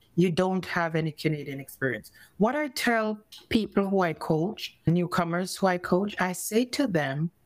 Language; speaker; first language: English; native; English